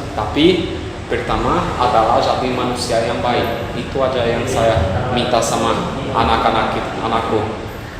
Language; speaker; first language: Indonesian; non-native, fluent; Portuguese